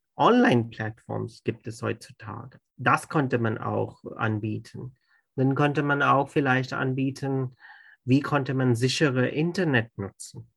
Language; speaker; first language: German; non-native, fluent; Urdu